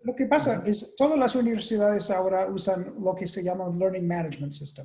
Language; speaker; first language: Spanish; non-native, fluent; English